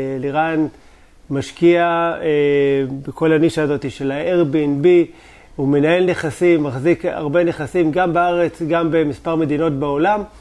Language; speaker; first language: Hebrew; native; Hebrew